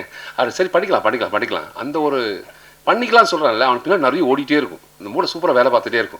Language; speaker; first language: Tamil; native; Tamil